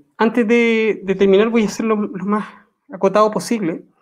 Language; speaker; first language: Spanish; native; Spanish